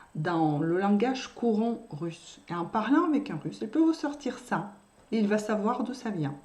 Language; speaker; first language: French; non-native, fluent; Russian